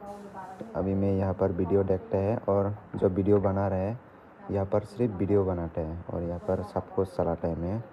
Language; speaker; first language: Hindi; non-native, learner; Kok Borok